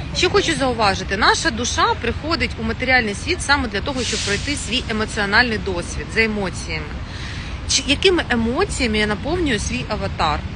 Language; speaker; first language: Ukrainian; non-native, local second language; Russian